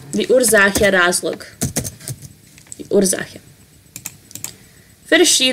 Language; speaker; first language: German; non-native, fluent; Serbian